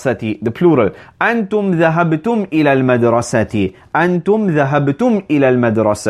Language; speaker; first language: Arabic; non-native, fluent; English